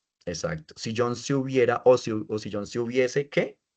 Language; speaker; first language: Spanish; native; Spanish